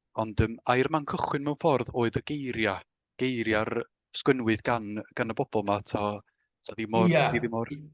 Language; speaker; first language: Welsh; native; Welsh